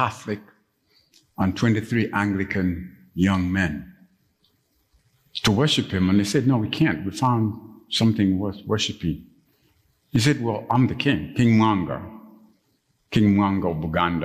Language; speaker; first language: English; non-native, local second language; Ganda